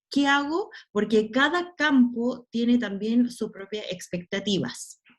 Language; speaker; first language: Spanish; non-native, fluent; English